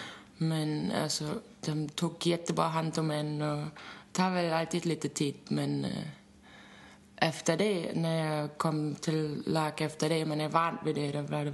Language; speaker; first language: Swedish; non-native, fluent; German